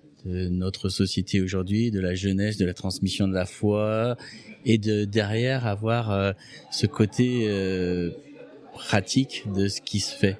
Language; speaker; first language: French; native; French